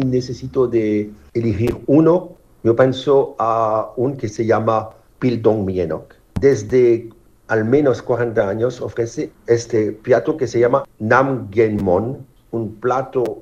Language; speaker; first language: Spanish; non-native, learner; French